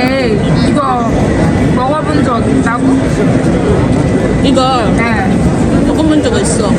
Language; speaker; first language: Korean; non-native, learner; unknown